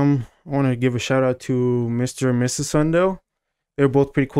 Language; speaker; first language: English; native; English